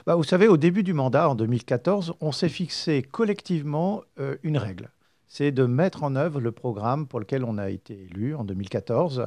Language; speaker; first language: French; native; French